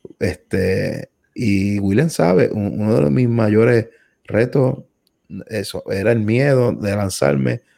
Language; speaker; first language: Spanish; native; Spanish